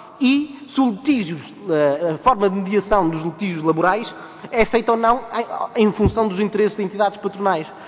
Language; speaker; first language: Portuguese; early bilingual, heritage; Portuguese